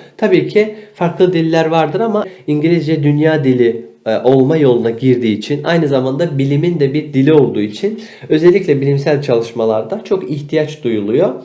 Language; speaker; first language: Turkish; native; Turkish